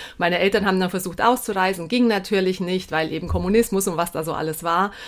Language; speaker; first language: German; early bilingual, heritage; German